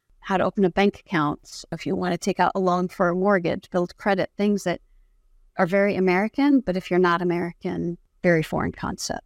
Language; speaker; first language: English; non-native, fluent; Arabic